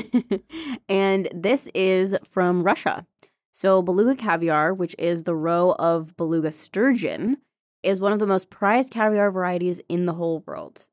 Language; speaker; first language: English; native; English